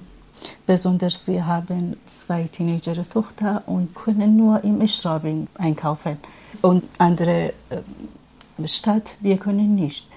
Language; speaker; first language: German; non-native, learner; Persian